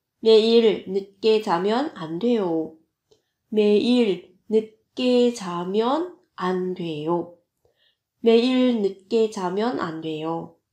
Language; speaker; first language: Korean; non-native, fluent; Vietnamese